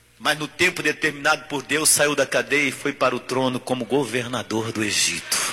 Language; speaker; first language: Portuguese; native; Portuguese